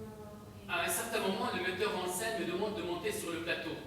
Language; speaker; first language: French; non-native, local second language; Arabic